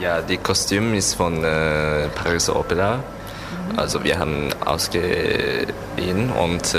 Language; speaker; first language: German; non-native, learner; Japanese